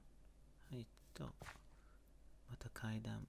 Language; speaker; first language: Japanese; non-native, learner; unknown